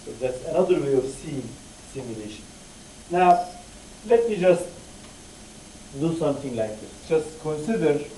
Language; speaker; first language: English; non-native, fluent; Turkish